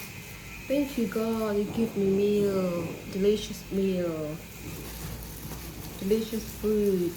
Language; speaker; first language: English; non-native, learner; Burmese